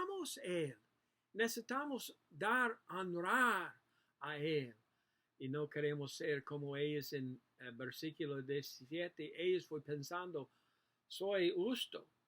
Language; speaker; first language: Spanish; non-native, learner; English